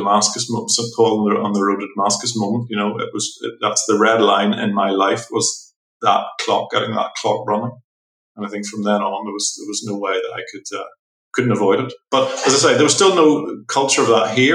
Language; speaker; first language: English; native; English